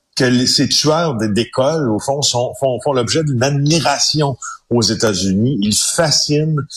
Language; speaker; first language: French; native; French